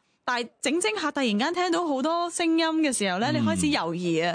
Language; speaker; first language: Cantonese; early bilingual, heritage; Cantonese